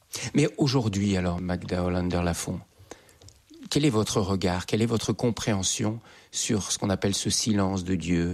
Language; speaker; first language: French; native; French